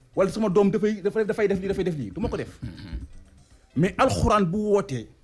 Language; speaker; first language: Wolof; non-native, local second language; Fula